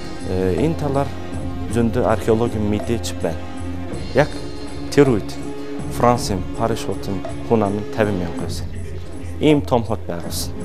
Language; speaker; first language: Mongolian; non-native, fluent; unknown